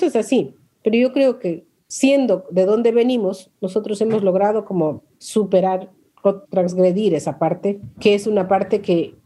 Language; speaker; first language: Spanish; non-native, local second language; Quechua